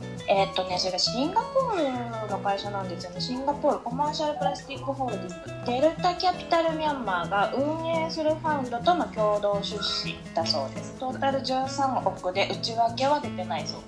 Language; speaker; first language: Japanese; native; Japanese